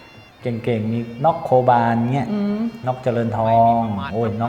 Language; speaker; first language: Thai; native; Thai